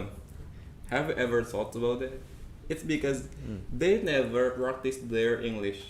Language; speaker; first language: English; non-native, fluent; Indonesian